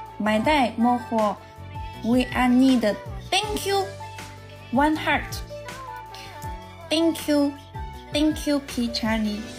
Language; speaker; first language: English; non-native, learner; Chinese